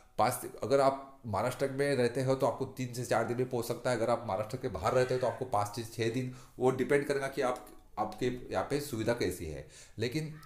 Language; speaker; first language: Hindi; non-native, local second language; Marathi